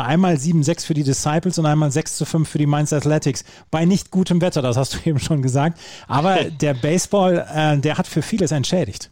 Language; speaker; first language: German; native; German